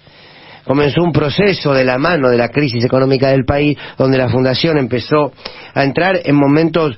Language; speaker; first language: Spanish; native; Spanish